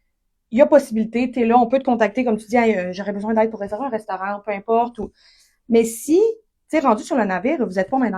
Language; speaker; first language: French; native; French